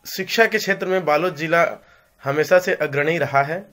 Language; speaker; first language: Hindi; native; Hindi